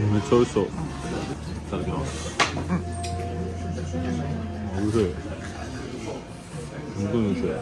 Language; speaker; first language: Japanese; non-native, learner; French